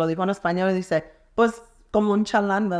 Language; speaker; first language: Spanish; early bilingual, other home language; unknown